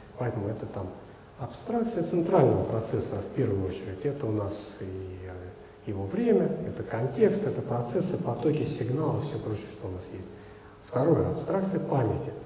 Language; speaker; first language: Russian; native; Russian